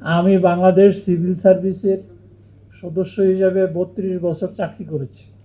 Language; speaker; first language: Bangla; native; Bangla